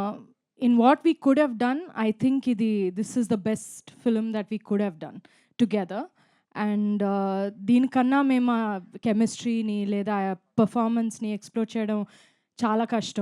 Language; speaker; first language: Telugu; non-native, fluent; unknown